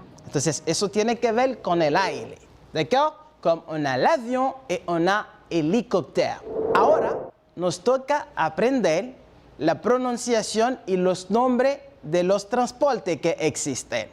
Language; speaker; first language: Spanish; non-native, fluent; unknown